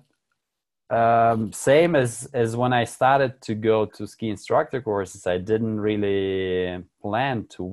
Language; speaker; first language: English; non-native, fluent; Russian